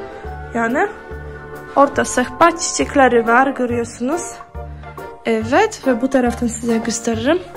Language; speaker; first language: Turkish; non-native, learner; Polish